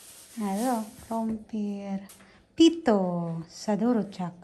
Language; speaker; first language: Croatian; non-native, learner; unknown